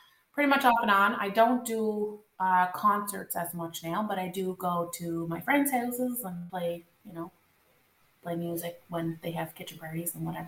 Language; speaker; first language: English; non-native, local second language; French